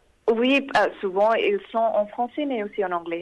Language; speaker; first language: French; non-native, fluent; English